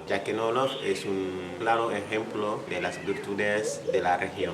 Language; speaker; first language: Spanish; non-native, fluent; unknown